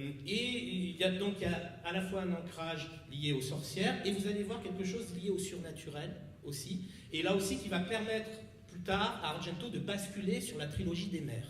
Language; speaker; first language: French; native; French